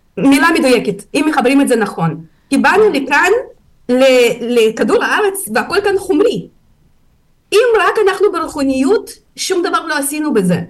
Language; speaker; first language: Hebrew; non-native, fluent; Russian